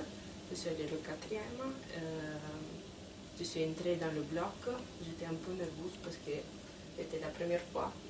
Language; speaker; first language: French; non-native, fluent; Italian